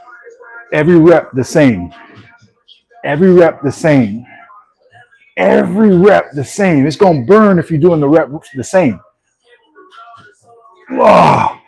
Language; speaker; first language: English; native; English